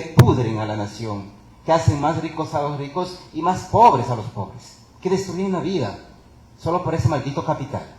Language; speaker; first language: Spanish; native; Spanish